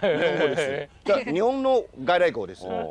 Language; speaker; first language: Japanese; non-native, learner; Chinese